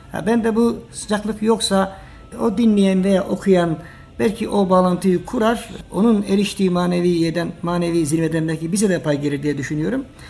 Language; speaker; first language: Turkish; native; Turkish